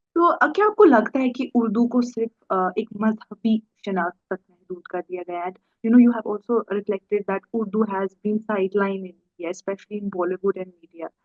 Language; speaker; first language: Urdu; non-native, local second language; Kashmiri